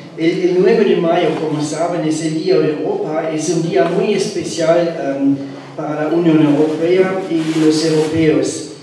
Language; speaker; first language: Spanish; non-native, learner; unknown